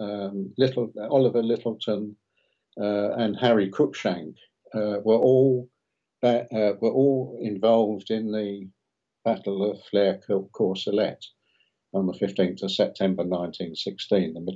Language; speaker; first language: English; native; English